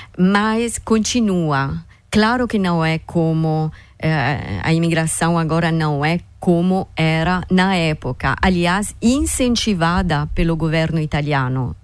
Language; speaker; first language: Portuguese; non-native, fluent; Italian